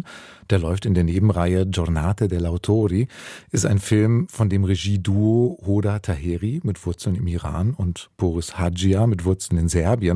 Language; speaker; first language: German; native; German